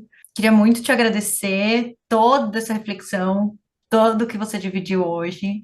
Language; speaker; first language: Portuguese; native; Portuguese